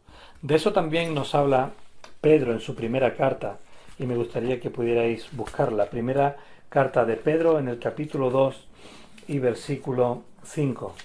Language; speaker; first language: Spanish; native; Spanish